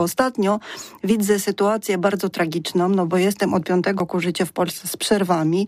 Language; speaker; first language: Polish; non-native, fluent; Ukrainian